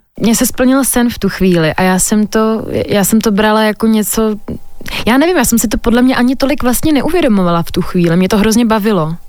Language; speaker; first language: Czech; native; Czech